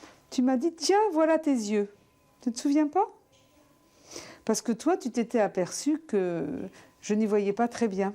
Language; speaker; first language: French; native; French